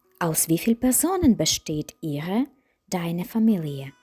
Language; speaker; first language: German; non-native, fluent; Ukrainian